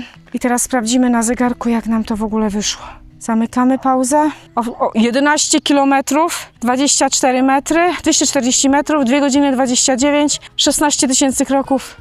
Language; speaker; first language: Polish; native; Polish